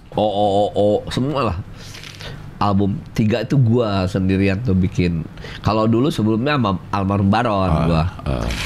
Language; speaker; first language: Indonesian; native; Indonesian